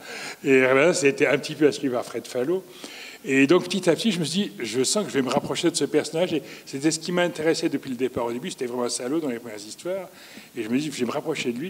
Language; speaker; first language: French; native; French